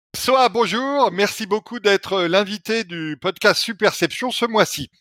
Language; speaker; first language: French; native; French